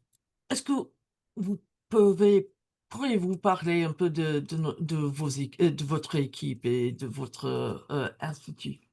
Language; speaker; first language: French; non-native, learner; English